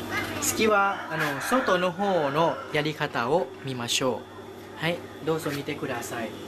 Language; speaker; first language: Japanese; non-native, learner; Thai